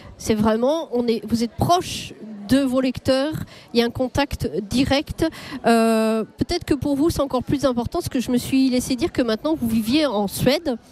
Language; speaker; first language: French; native; French